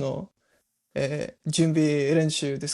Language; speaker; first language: Japanese; non-native, learner; English